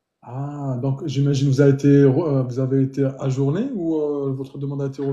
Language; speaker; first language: French; native; French